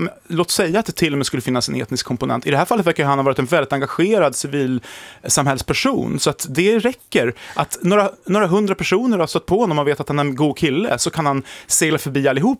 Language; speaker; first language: Swedish; native; Swedish